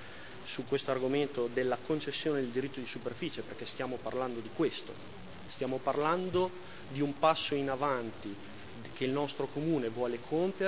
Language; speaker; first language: Italian; native; Italian